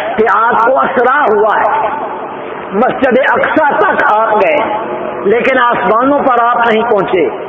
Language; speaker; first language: Urdu; native; Urdu